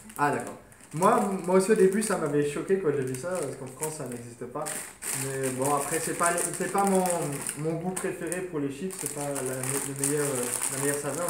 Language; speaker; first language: French; native; French